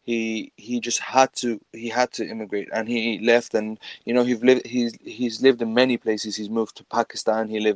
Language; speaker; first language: English; native; English